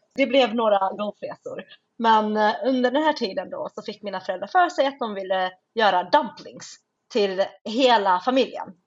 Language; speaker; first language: Swedish; native; Swedish